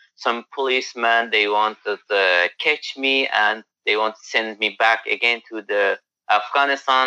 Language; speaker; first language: English; non-native, learner; Persian